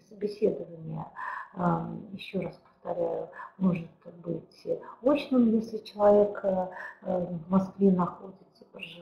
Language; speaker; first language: Russian; native; Russian